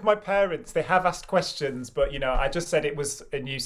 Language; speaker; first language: English; native; English